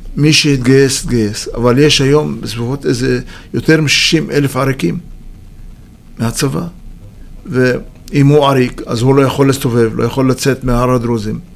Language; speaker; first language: Hebrew; non-native, local second language; Arabic